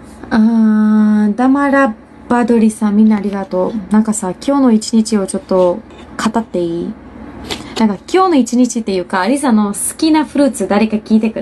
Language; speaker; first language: Japanese; non-native, fluent; Urdu